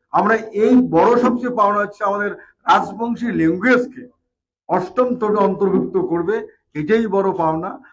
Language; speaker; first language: Bangla; non-native, local second language; Rangpuri